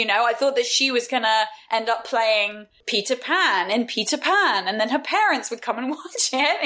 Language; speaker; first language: English; native; English